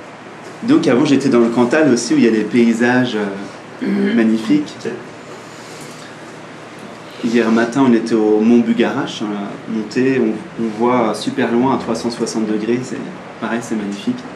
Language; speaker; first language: French; native; French